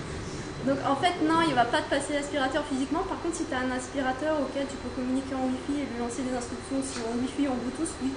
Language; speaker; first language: French; native; French